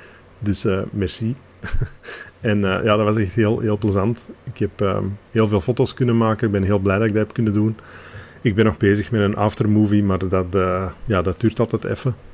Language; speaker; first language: Dutch; native; Dutch